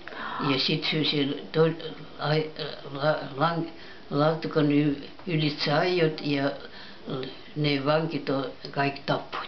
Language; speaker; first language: Finnish; early bilingual, heritage; Finnish